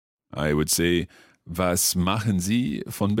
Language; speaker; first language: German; non-native, learner; English